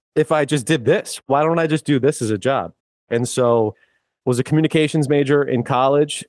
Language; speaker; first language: English; native; English